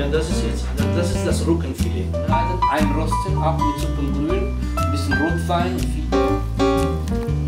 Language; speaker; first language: German; non-native, fluent; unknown